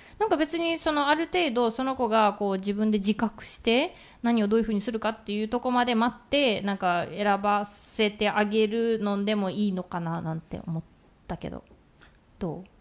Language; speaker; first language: Japanese; early bilingual, other home language; Russian